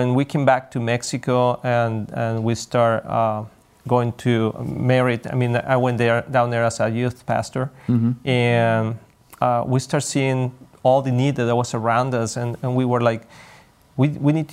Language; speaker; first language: English; non-native, fluent; Spanish